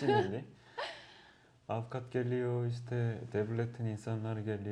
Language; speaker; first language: Turkish; non-native, fluent; Korean